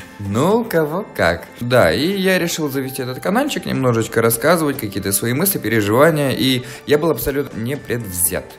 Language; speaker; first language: Russian; native; Russian